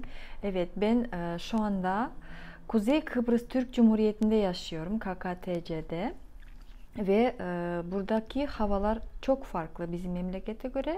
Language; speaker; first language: Turkish; non-native, fluent; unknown